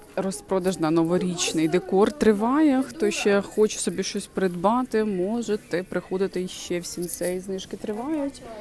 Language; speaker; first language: Ukrainian; non-native, local second language; Russian